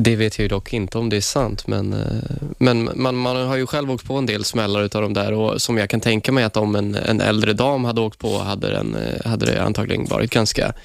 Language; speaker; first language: Swedish; native; Swedish